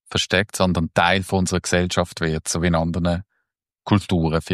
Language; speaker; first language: German; native; German